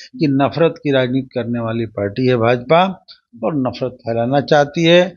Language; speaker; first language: Hindi; native; Hindi